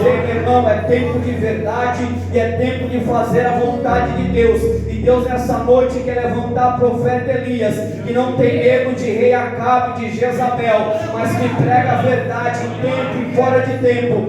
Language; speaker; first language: Portuguese; native; Portuguese